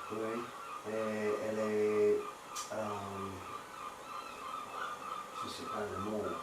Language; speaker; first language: French; non-native, learner; English